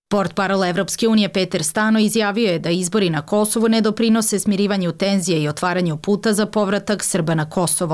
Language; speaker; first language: Serbian; native; Serbian